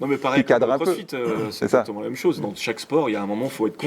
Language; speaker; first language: French; native; French